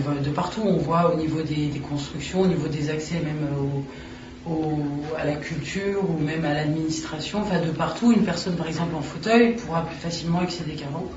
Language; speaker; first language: French; native; French